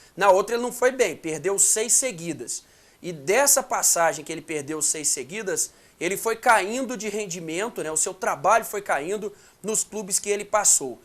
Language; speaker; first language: Portuguese; native; Portuguese